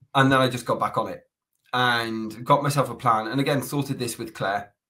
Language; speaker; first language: English; native; English